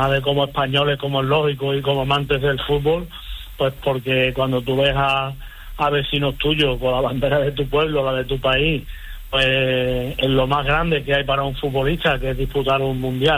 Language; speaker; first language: Spanish; native; Spanish